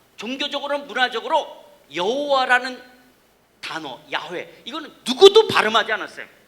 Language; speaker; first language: Korean; native; Korean